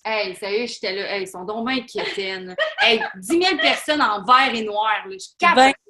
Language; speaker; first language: French; native; French